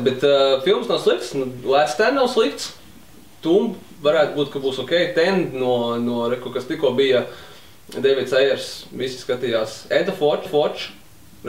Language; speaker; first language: Latvian; non-native, local second language; Russian